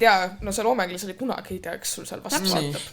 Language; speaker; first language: Estonian; native; Estonian